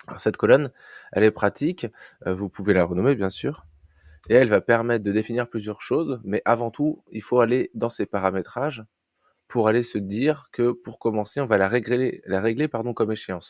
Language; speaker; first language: French; native; French